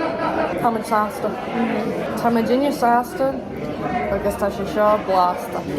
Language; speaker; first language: Irish; non-native, local second language; English